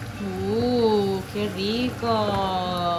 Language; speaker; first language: Spanish; non-native, fluent; Turkish